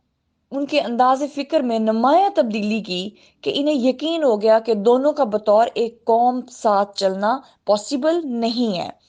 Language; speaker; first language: Urdu; native; Urdu